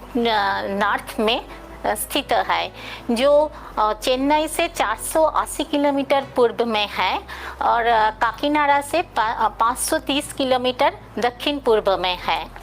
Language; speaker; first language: Hindi; non-native, local second language; Bangla